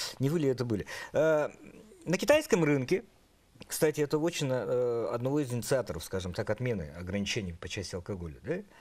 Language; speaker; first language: Russian; non-native, local second language; Yakut